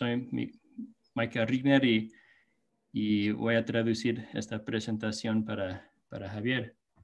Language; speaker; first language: Spanish; non-native, fluent; English